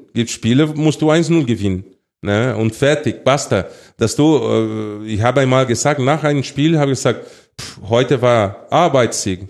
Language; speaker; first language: German; non-native, fluent; Portuguese